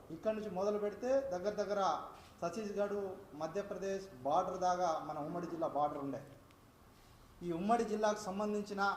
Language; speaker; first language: Telugu; non-native, local second language; Lambadi